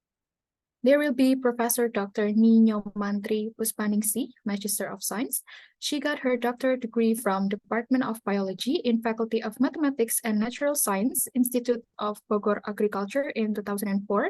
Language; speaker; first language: English; non-native, fluent; Indonesian